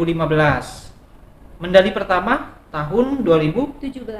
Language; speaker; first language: Indonesian; native; Indonesian